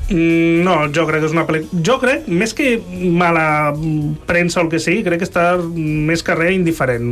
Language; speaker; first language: Catalan; native; Catalan